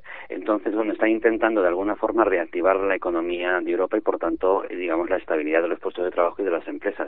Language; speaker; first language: Spanish; native; Spanish